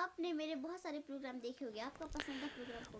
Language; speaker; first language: Hindi; non-native, local second language; Kashmiri